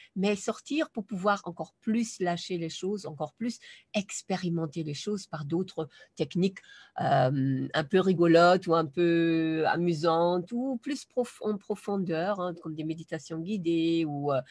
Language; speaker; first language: French; non-native, fluent; German